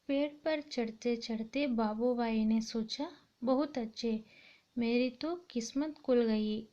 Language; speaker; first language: Hindi; non-native, local second language; Kannada